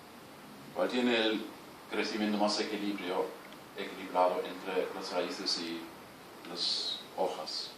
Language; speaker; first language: Spanish; non-native, fluent; German